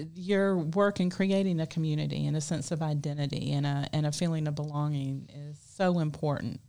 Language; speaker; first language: English; native; English